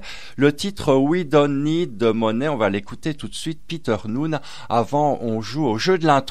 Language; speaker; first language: French; native; French